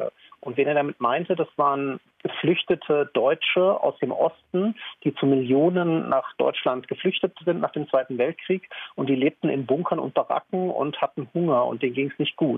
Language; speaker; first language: German; native; German